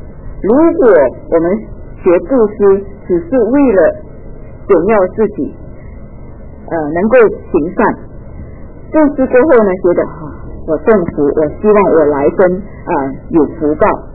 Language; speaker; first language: Chinese; native; Chinese